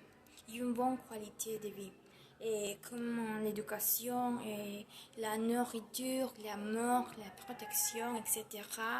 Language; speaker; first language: French; non-native, learner; Spanish